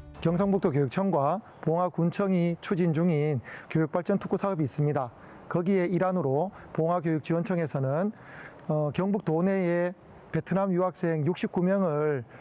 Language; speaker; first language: Korean; native; Korean